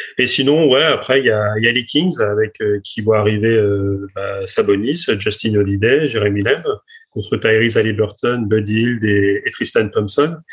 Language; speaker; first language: French; native; French